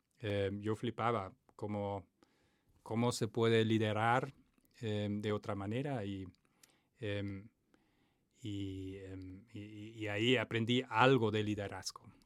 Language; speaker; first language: Spanish; non-native, fluent; German